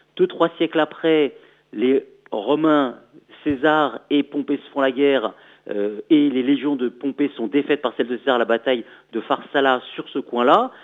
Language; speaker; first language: French; native; French